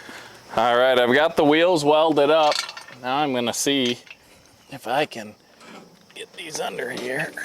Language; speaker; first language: English; native; English